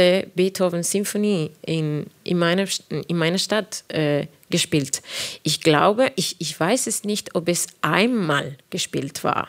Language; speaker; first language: German; non-native, fluent; Spanish